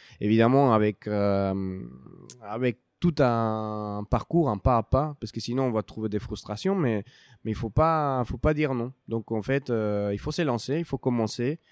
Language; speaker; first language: French; non-native, fluent; Spanish